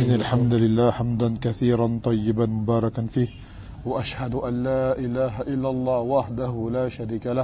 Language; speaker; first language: Arabic; non-native, fluent; French